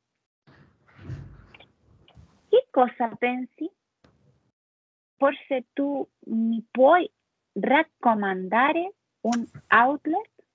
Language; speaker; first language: Italian; non-native, learner; Spanish